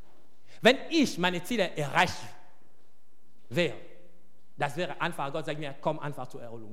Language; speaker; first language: German; non-native, fluent; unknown